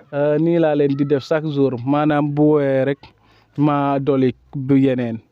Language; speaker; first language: Wolof; non-native, local second language; Serer